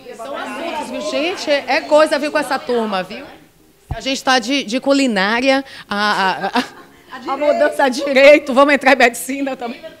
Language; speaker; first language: Portuguese; native; Portuguese